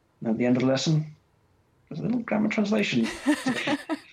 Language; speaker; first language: English; native; English